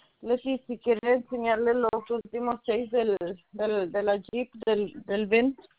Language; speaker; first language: Spanish; early bilingual, heritage; Spanish